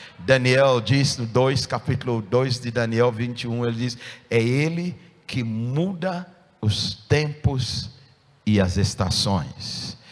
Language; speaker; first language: Portuguese; non-native, fluent; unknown